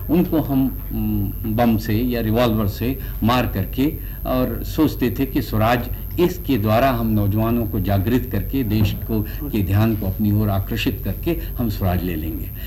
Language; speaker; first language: Hindi; native; Hindi